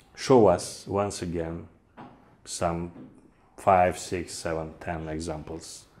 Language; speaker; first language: English; non-native, learner; Macedonian